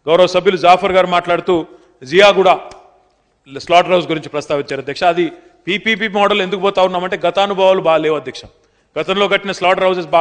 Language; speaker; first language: Hindi; non-native, local second language; Telugu